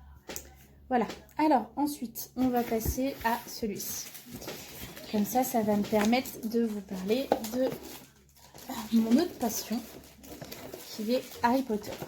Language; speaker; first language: French; native; French